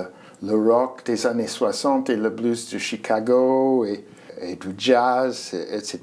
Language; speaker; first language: French; non-native, fluent; English